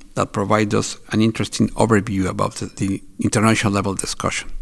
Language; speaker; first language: English; non-native, fluent; Spanish